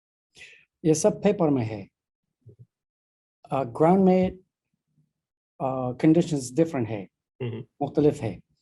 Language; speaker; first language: Hindi; non-native, learner; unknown